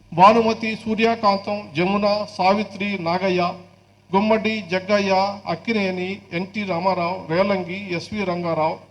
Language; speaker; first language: Telugu; native; Telugu